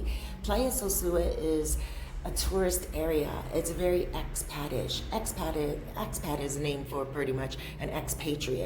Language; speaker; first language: English; native; English